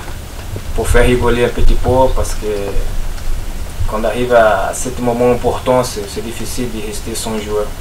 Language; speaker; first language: French; non-native, fluent; Portuguese